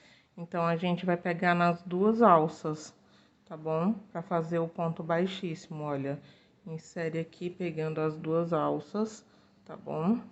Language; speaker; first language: Portuguese; native; Portuguese